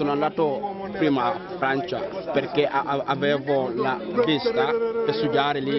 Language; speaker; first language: Italian; non-native, learner; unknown